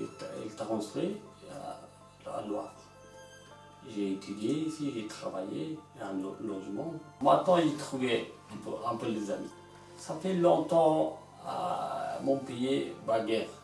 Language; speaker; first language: French; non-native, learner; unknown